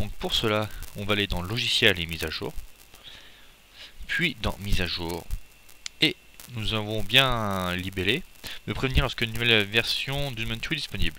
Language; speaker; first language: French; native; French